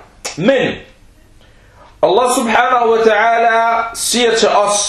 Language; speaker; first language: Danish; early bilingual, other home language; Arabic